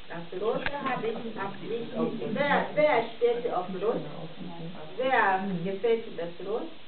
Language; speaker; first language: German; non-native, fluent; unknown